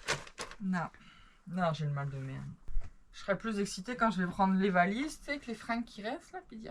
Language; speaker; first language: French; native; French